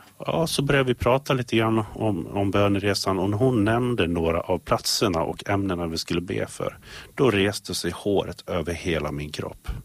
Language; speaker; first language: Swedish; native; Swedish